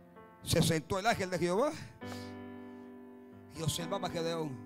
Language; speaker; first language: Spanish; native; Spanish